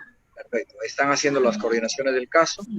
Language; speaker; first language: Spanish; native; Spanish